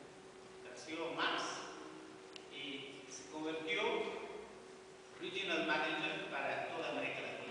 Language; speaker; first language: Spanish; non-native, learner; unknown